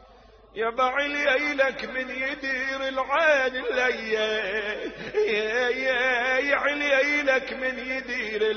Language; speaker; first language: Arabic; native; Arabic